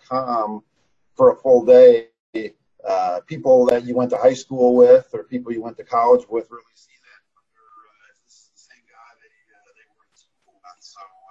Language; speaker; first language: English; native; English